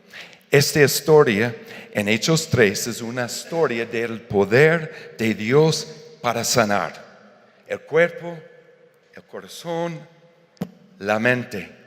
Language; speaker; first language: Spanish; non-native, fluent; English